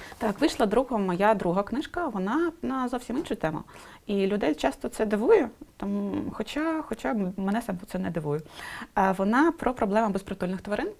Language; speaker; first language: Ukrainian; non-native, local second language; Russian